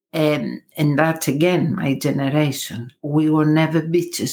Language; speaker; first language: English; non-native, fluent; Greek